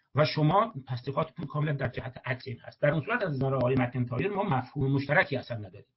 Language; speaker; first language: Persian; native; Persian